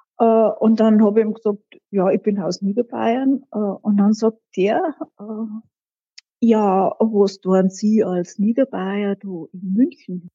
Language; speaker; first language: German; native; German